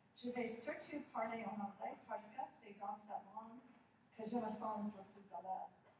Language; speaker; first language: French; non-native, local second language; English